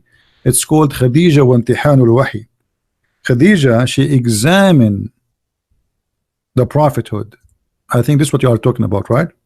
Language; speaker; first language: English; non-native, fluent; Arabic